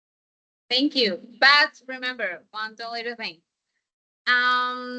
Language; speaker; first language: English; non-native, fluent; Spanish